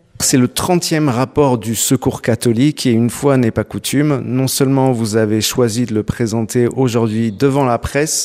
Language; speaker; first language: French; native; French